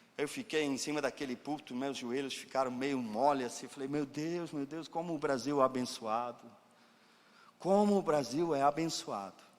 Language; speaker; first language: Portuguese; non-native, fluent; German